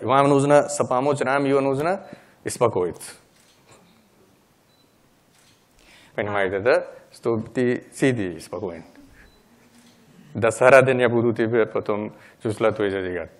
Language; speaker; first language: Russian; non-native, learner; Hindi